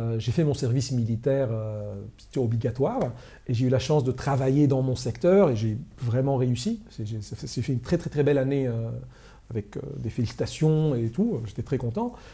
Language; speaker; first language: French; non-native, local second language; Arabic